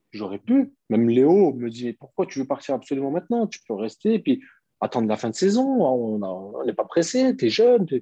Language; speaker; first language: French; early bilingual, other home language; Turkish